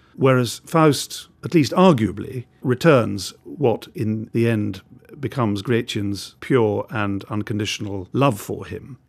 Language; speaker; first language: English; native; English